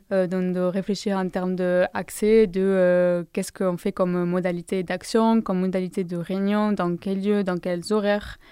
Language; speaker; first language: French; non-native, fluent; Spanish